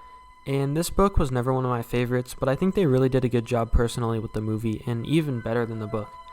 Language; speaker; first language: English; native; English